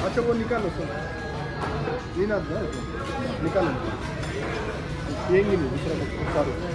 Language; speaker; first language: Russian; non-native, learner; Marathi